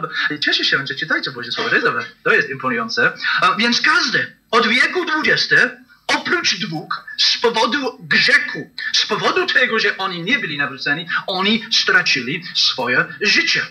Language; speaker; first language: Polish; non-native, learner; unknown